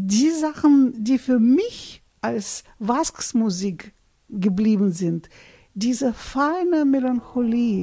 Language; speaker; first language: German; non-native, fluent; Russian